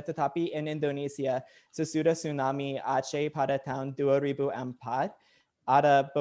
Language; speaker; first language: Indonesian; non-native, learner; English